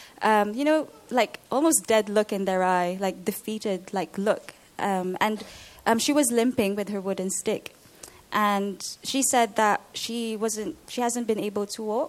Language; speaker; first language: English; non-native, local second language; Filipino